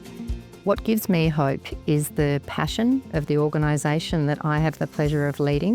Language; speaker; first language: English; native; English